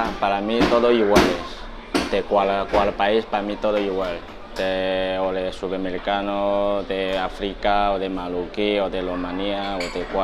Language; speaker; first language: Spanish; non-native, learner; Chinese